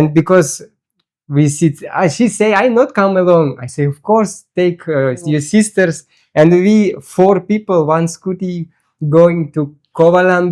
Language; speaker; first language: English; non-native, learner; Russian